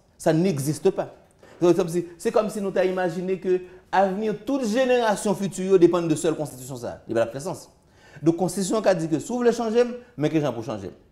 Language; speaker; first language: French; non-native, local second language; Haitian Creole